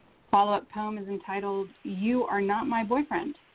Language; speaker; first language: English; early bilingual, other home language; Romanian